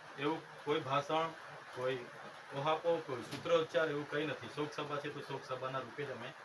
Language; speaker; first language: Gujarati; non-native, local second language; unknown